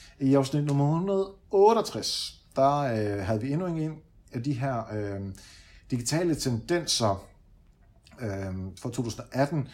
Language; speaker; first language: Danish; early bilingual, other home language; Dutch